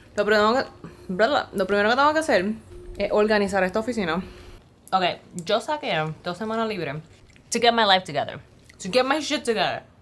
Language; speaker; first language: Spanish; native; Spanish